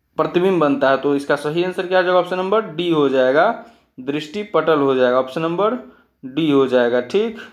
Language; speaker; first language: Hindi; native; Hindi